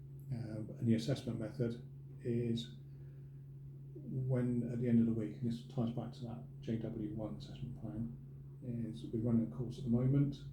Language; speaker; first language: English; native; English